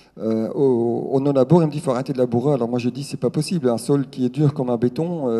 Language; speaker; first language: French; non-native, local second language; Swiss German